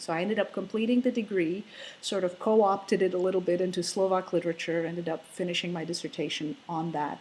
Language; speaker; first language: English; non-native, fluent; Slovak